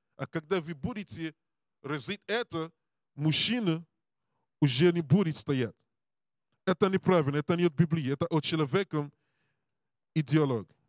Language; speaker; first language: Russian; non-native, learner; English